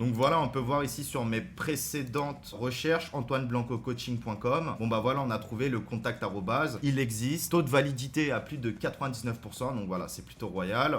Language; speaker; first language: French; native; French